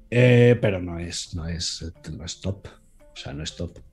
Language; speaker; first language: Spanish; native; Spanish